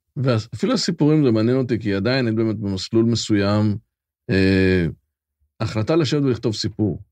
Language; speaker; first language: Hebrew; native; Hebrew